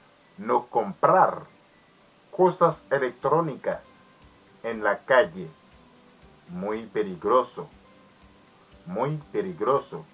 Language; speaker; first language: Spanish; non-native, learner; Haitian Creole